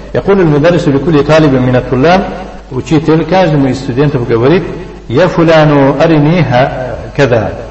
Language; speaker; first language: Arabic; non-native, fluent; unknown